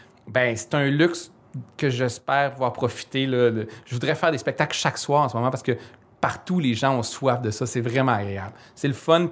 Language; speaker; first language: French; native; French